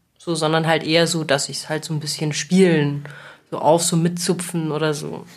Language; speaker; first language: German; native; German